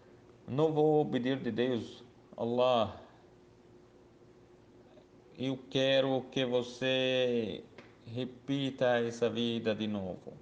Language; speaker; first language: Portuguese; non-native, learner; Arabic